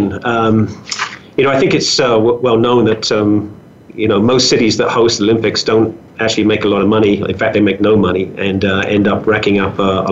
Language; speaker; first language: English; native; English